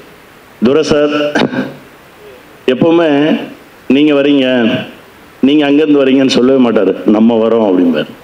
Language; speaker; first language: Tamil; native; Tamil